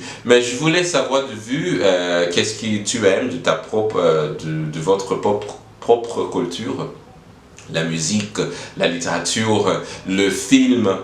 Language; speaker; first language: French; non-native, learner; English